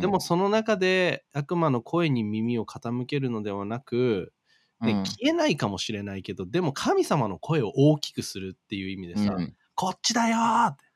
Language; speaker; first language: Japanese; native; Japanese